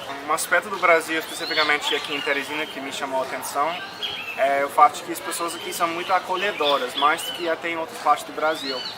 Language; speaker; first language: Portuguese; non-native, fluent; English